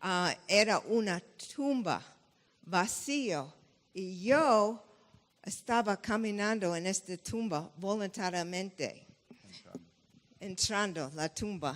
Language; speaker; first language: Spanish; non-native, fluent; English